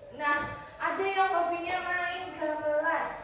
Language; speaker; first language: Indonesian; native; Indonesian